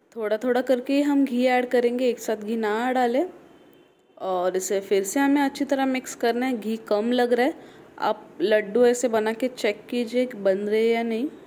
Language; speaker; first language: Hindi; non-native, local second language; Marathi